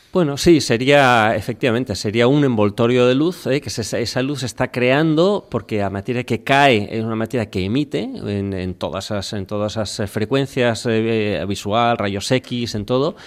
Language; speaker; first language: Galician; non-native, local second language; Spanish